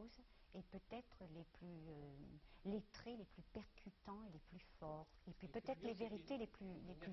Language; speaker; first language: French; native; French